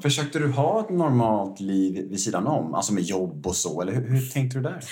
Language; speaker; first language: Swedish; native; Swedish